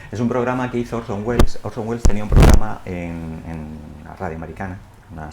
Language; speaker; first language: Spanish; native; Spanish